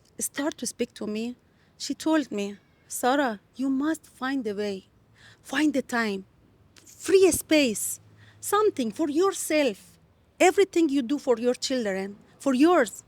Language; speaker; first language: English; non-native, learner; Persian